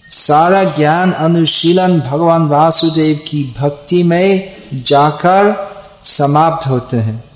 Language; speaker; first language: Hindi; non-native, fluent; English